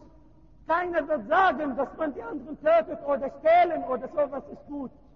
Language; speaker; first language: German; non-native, learner; Arabic